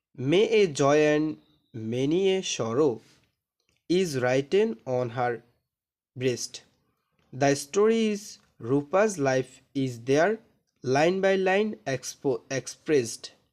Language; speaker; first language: English; non-native, local second language; Bangla